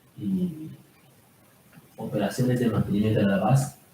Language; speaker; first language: Spanish; non-native, learner; Japanese